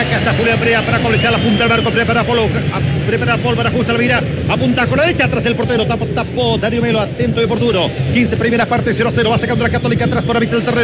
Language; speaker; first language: Spanish; native; Spanish